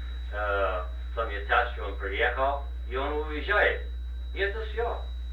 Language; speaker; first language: Russian; non-native, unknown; English